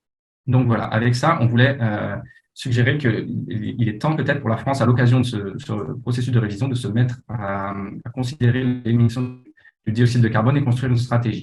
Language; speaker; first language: French; native; French